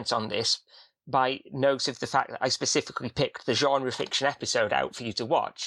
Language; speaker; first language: English; native; English